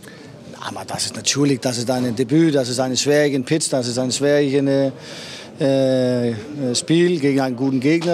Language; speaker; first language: German; non-native, learner; Danish